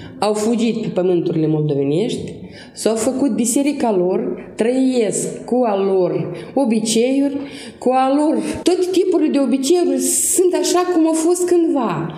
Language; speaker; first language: Romanian; non-native, local second language; Russian